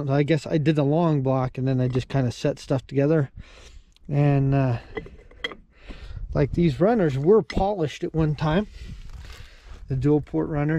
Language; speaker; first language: English; native; English